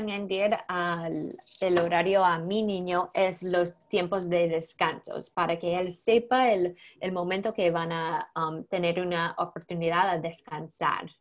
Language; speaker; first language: Spanish; non-native, learner; English